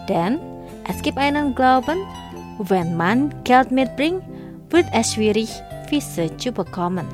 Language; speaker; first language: German; non-native, fluent; Indonesian